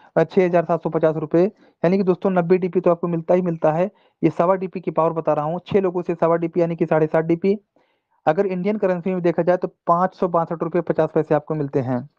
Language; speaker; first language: Hindi; non-native, local second language; Telugu